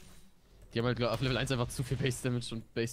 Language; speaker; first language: German; native; German